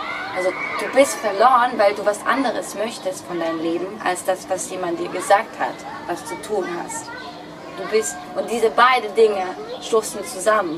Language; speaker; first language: German; non-native, fluent; Greek